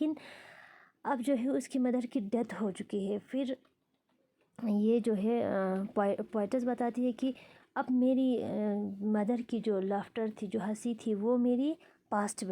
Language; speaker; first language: Hindi; non-native, local second language; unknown